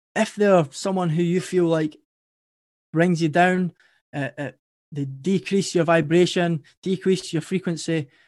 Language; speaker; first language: English; native; English